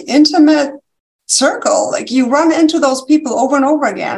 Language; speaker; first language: English; non-native, fluent; German